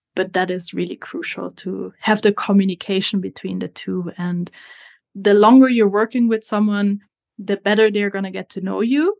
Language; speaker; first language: English; non-native, fluent; Italian